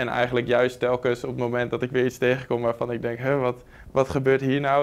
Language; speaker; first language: Dutch; native; Dutch